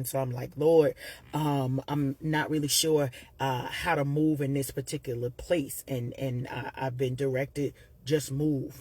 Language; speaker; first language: English; native; English